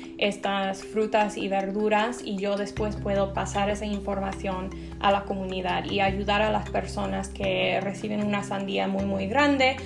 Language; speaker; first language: Spanish; non-native, fluent; English